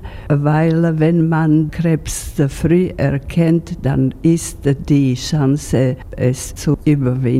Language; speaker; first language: German; non-native, fluent; Slovak